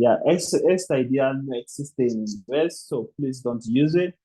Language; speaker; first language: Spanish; non-native, fluent; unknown